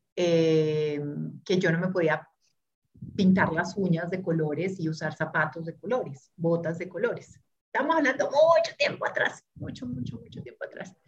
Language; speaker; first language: Spanish; native; Spanish